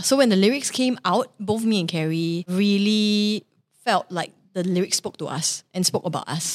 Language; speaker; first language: English; non-native, local second language; Chinese